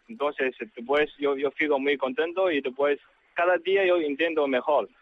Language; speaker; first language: Spanish; non-native, learner; Chinese